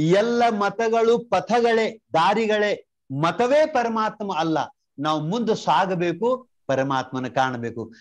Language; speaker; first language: Kannada; native; Kannada